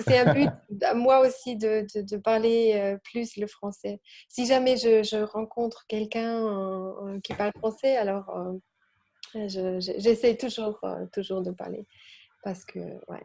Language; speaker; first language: French; non-native, learner; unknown